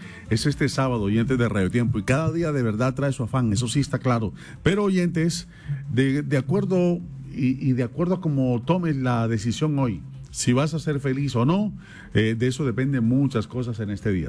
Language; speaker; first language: Spanish; native; Spanish